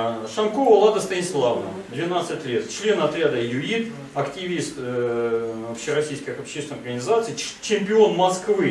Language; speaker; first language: Russian; native; Russian